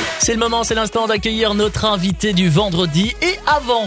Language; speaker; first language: French; native; French